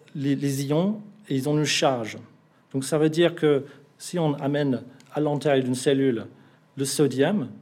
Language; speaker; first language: French; non-native, fluent; English